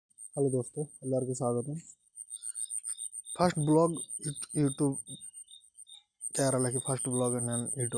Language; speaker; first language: Malayalam; non-native, learner; Bangla